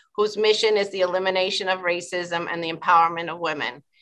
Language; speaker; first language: English; native; English